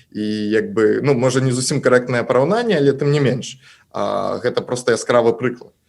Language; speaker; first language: Belarusian; native; Belarusian